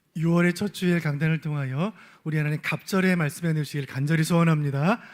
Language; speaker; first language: Korean; native; Korean